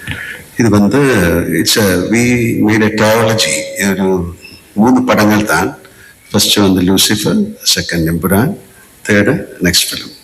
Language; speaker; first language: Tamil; non-native, fluent; Malayalam